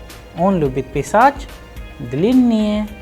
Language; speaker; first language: Russian; non-native, fluent; Hindi